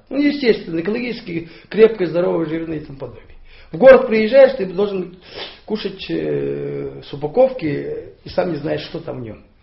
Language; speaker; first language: Russian; non-native, local second language; Buriat